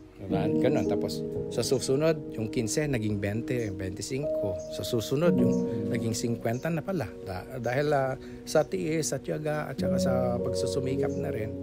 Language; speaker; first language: Filipino; non-native, local second language; Iloko